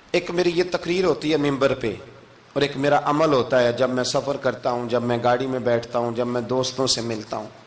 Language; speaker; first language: Urdu; non-native, local second language; Punjabi